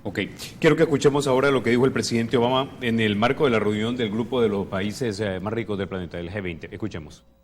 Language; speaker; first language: Spanish; native; Spanish